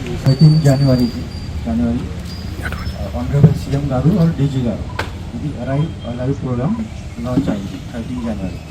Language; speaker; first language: Telugu; non-native, learner; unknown